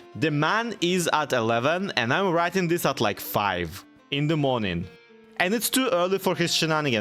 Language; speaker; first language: English; native; English